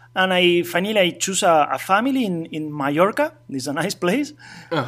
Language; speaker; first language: English; non-native, learner; Spanish